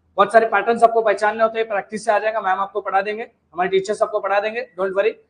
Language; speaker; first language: Hindi; non-native, local second language; Marathi